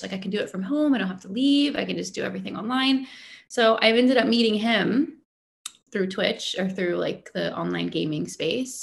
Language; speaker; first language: English; native; English